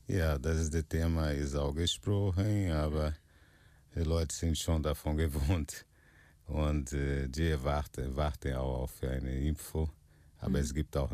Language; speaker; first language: German; non-native, fluent; Portuguese